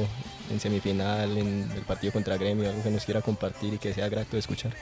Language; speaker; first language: Spanish; native; Spanish